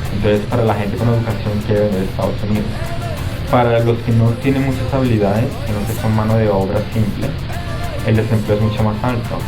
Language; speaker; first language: Spanish; native; Spanish